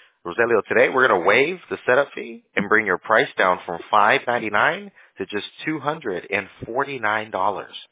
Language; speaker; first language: English; early bilingual, other home language; Spanish